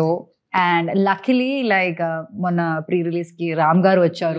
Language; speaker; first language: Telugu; non-native, fluent; Malayalam